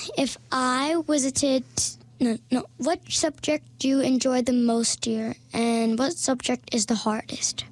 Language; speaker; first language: English; non-native, fluent; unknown